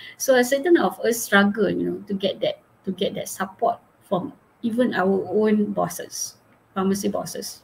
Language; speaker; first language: English; non-native, local second language; Malay